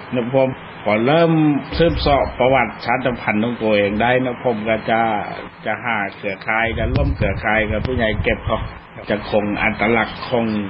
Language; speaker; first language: Thai; non-native, local second language; Lao